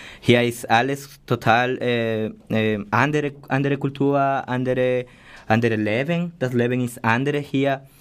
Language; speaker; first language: German; non-native, learner; Spanish